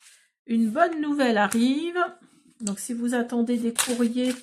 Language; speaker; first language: French; native; French